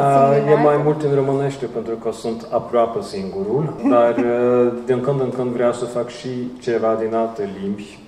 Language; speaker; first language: Romanian; non-native, fluent; Norwegian